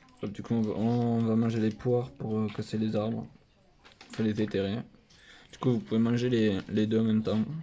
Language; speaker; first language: French; native; French